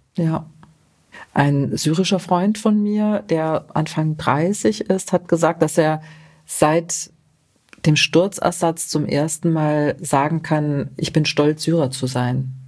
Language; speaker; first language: German; native; German